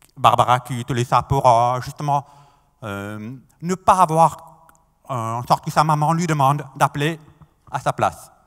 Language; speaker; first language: French; non-native, fluent; English